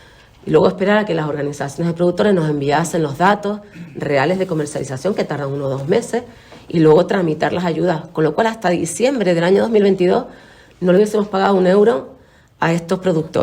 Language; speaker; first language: Spanish; native; Spanish